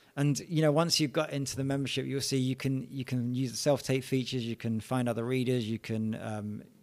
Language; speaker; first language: English; native; English